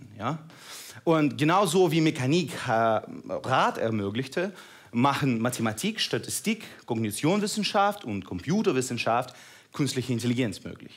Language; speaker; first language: German; non-native, fluent; Russian